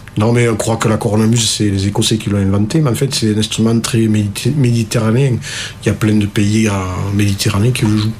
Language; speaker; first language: French; native; French